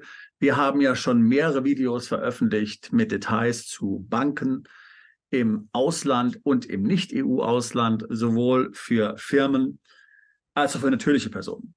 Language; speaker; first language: German; native; German